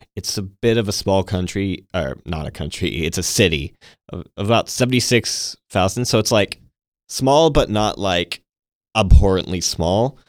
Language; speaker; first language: English; native; English